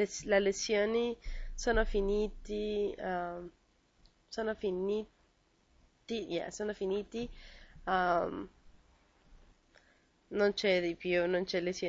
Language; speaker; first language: Italian; non-native, learner; Spanish